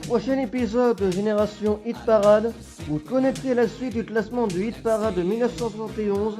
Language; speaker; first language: French; native; French